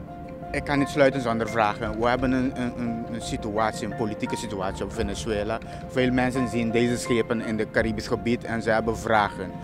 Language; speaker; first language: Dutch; non-native, local second language; Papiamento